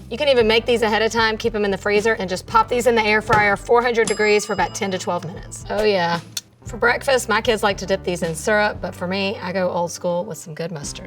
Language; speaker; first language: English; native; English